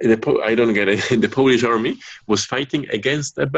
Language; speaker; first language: English; non-native, fluent; Polish